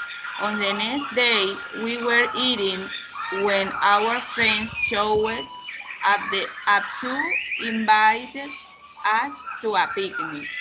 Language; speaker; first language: English; non-native, learner; Spanish